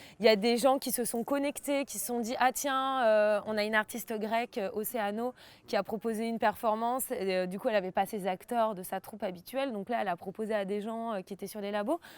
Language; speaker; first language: French; native; French